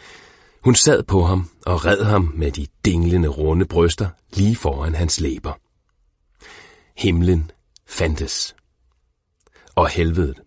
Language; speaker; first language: Danish; native; Danish